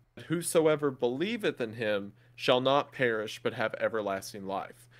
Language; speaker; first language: English; native; English